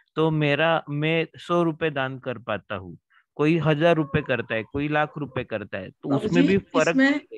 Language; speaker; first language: Hindi; non-native, local second language; Marathi